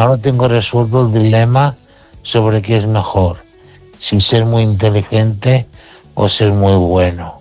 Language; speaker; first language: Spanish; native; Spanish